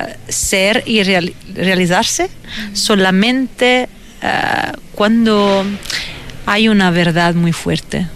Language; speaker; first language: Spanish; non-native, fluent; Italian